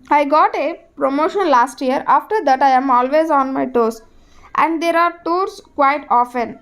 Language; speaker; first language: English; non-native, local second language; Telugu